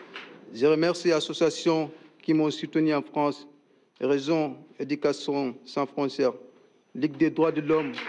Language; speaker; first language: French; non-native, learner; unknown